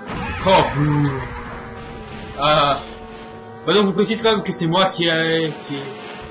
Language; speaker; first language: French; native; French